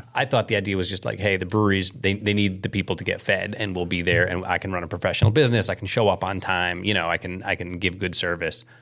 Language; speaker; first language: English; native; English